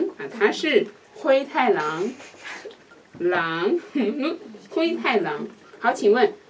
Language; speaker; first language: Russian; non-native, learner; Chinese